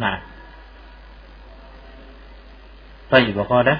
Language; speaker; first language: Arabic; non-native, fluent; Indonesian